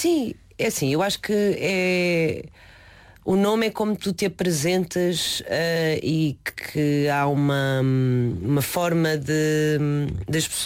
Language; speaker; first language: Portuguese; non-native, local second language; Chinese